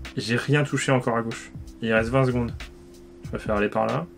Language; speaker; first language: French; native; French